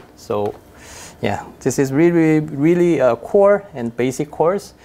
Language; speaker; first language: English; non-native, fluent; Korean